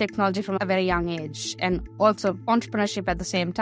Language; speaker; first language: English; non-native, local second language; Sinhala